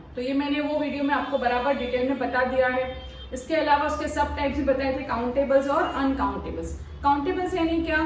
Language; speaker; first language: Hindi; non-native, local second language; Marathi